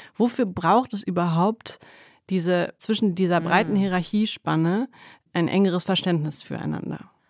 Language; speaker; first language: German; native; German